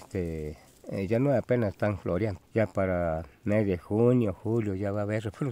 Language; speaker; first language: Spanish; non-native, local second language; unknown